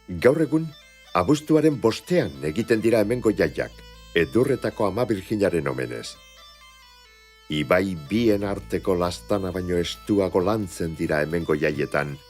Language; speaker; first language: Basque; native; Basque